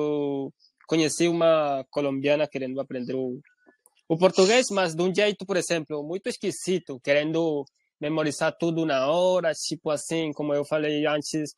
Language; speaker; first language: Portuguese; non-native, fluent; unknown